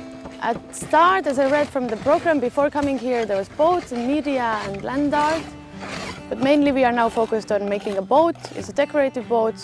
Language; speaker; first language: English; non-native, learner; German